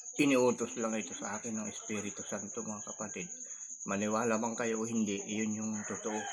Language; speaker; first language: Filipino; non-native, local second language; Iloko